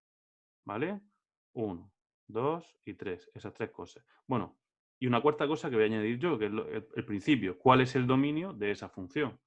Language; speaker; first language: Spanish; native; Spanish